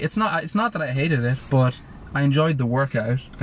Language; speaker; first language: English; native; English